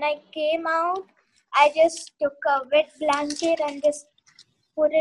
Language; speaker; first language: English; non-native, local second language; Hindi